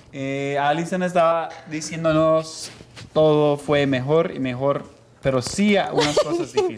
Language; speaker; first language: Spanish; non-native, fluent; English